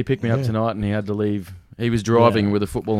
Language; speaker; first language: English; native; English